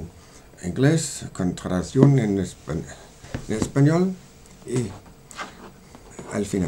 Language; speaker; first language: Spanish; non-native, fluent; Danish